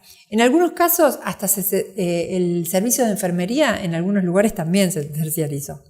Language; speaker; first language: Spanish; native; Spanish